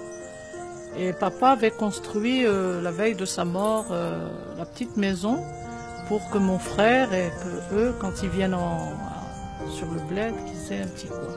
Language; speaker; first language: French; native; French